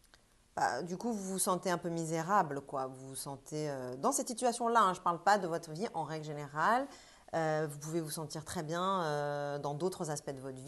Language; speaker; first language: French; native; French